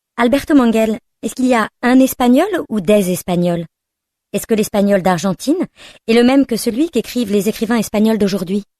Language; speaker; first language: French; native; French